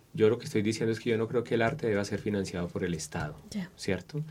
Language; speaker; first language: Spanish; native; Spanish